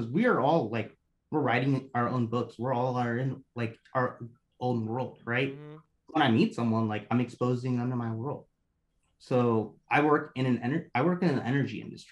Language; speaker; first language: English; native; English